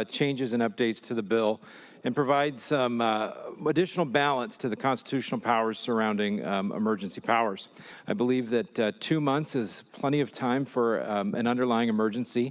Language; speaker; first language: English; native; English